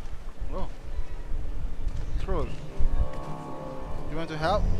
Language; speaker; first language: English; non-native, local second language; Malay